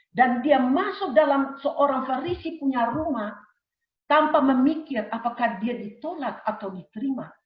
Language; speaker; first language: Indonesian; early bilingual, heritage; Indonesian